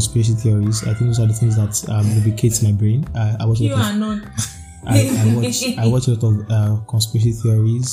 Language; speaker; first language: English; non-native, local second language; Yoruba